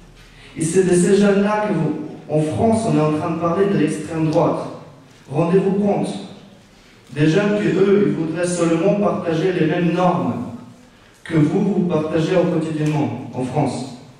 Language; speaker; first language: French; non-native, fluent; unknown